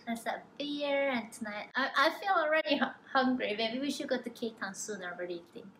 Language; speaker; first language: English; non-native, fluent; Korean